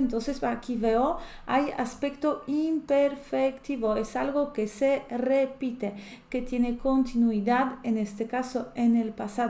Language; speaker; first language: Spanish; non-native, fluent; Polish